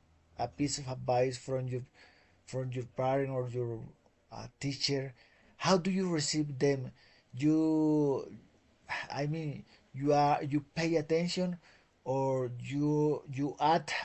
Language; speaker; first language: English; non-native, fluent; Spanish